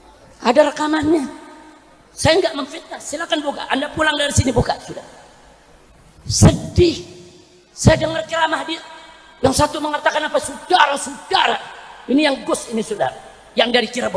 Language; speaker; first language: Indonesian; native; Indonesian